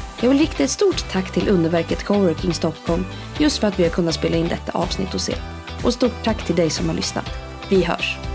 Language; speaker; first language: Swedish; native; Swedish